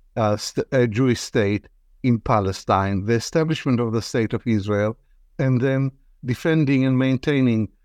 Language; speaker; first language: English; non-native, fluent; Arabic